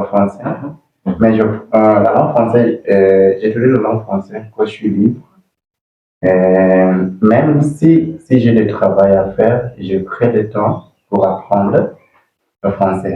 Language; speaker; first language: French; non-native, learner; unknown